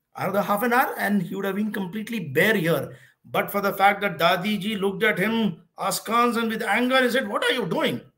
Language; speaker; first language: English; non-native, local second language; Hindi